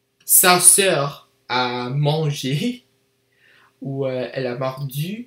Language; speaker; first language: French; non-native, learner; English